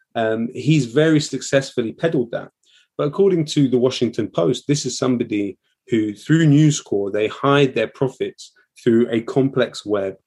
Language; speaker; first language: English; native; English